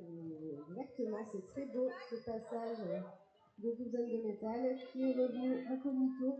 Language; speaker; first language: French; native; French